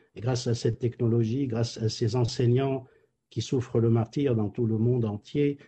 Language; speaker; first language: French; non-native, local second language; Arabic